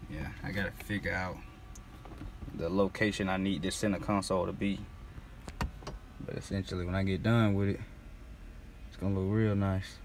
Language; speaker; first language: English; native; English